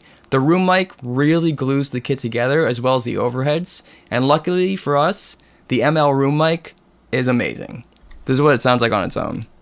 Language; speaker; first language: English; native; English